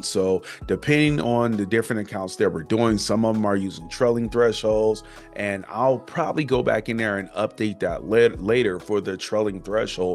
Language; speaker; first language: English; native; English